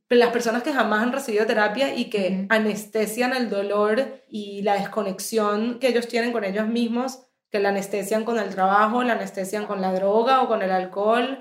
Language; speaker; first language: Spanish; native; Spanish